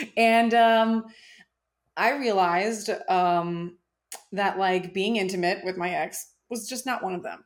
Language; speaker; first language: English; early bilingual, other home language; German